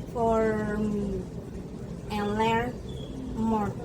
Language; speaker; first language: English; non-native, learner; Spanish